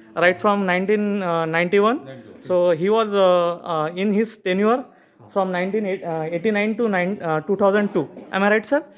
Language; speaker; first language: English; non-native, local second language; Marathi